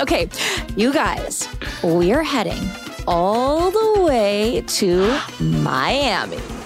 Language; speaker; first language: English; native; English